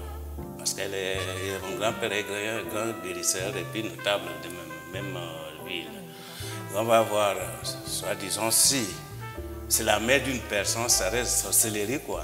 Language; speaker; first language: French; non-native, local second language; Igbo